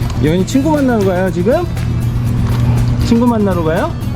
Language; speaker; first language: Korean; native; Korean